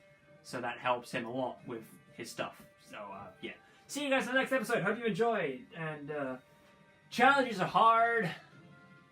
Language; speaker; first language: English; native; English